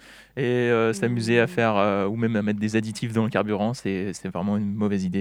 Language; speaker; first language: French; native; French